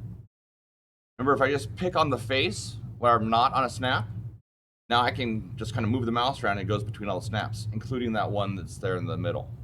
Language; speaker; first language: English; native; English